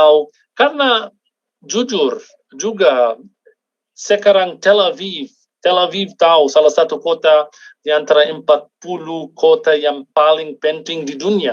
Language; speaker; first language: Indonesian; non-native, fluent; Arabic